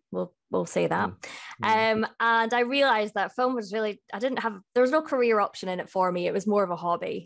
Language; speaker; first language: English; native; English